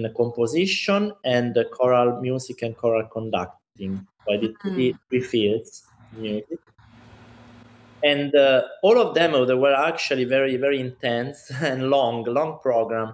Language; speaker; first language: English; non-native, fluent; Italian